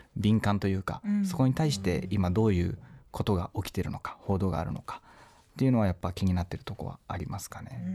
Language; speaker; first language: Japanese; native; Japanese